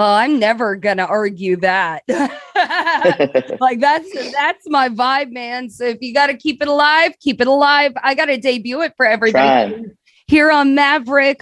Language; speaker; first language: English; native; English